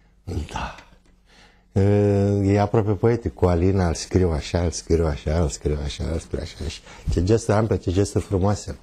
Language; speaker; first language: Romanian; native; Romanian